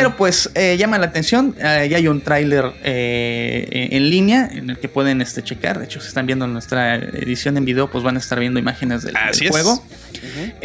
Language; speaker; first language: Spanish; native; Spanish